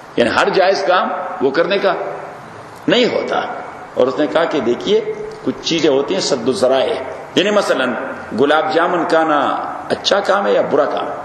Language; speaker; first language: Urdu; non-native, local second language; Pashto